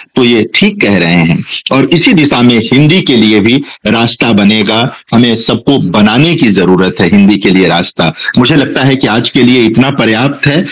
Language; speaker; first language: Hindi; non-native, local second language; Bhojpuri